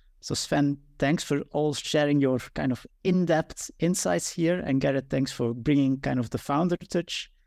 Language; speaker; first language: English; non-native, fluent; Dutch